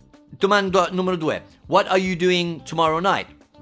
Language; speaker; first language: English; native; English